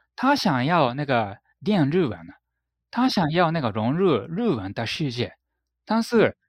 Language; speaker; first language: Chinese; non-native, fluent; Japanese